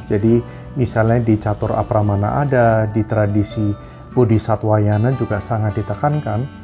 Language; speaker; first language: Indonesian; native; Indonesian